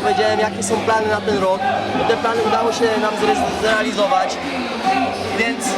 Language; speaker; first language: Polish; native; Polish